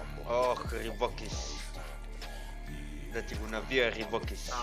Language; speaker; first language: Bulgarian; native; Bulgarian